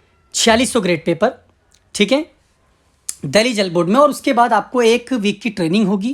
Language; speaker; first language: Hindi; native; Hindi